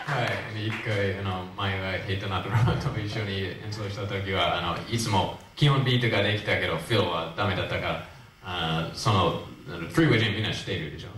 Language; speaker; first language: Japanese; non-native, fluent; English